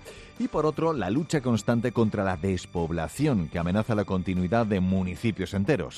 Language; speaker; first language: Spanish; native; Spanish